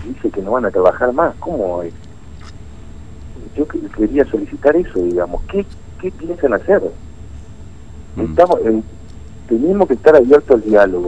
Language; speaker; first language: Spanish; native; Spanish